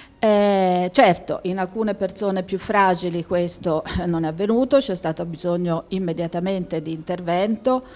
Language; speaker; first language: Italian; native; Italian